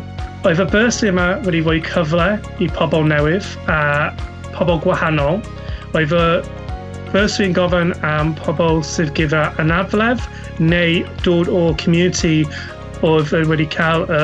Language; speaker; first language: Welsh; non-native, local second language; English